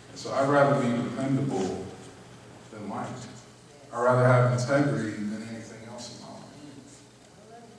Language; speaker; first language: English; native; English